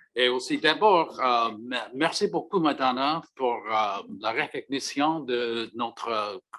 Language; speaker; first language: French; non-native, local second language; English